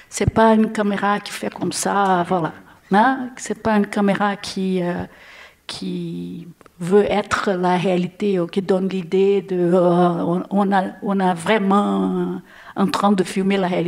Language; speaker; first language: French; non-native, learner; Portuguese